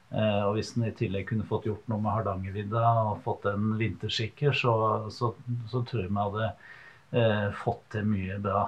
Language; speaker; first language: Norwegian; native; Norwegian